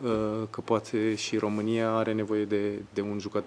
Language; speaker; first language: Romanian; non-native, fluent; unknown